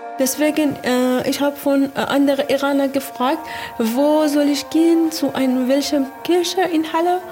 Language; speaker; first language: German; non-native, learner; Persian